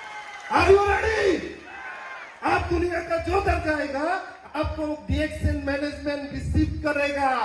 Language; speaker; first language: Hindi; non-native, learner; Bangla